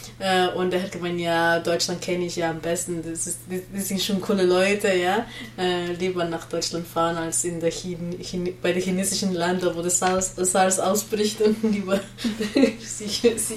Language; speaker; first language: German; non-native, learner; Spanish